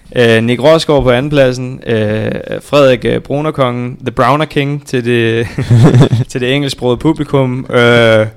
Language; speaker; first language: Danish; native; Danish